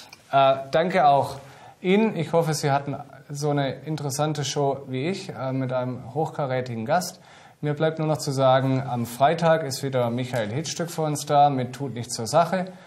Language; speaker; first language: German; native; German